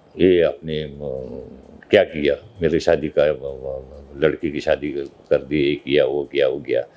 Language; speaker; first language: Hindi; non-native, local second language; Marathi